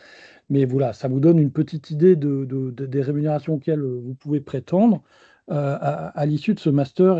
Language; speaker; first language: French; native; French